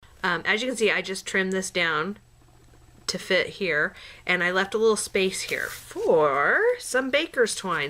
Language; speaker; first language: English; native; English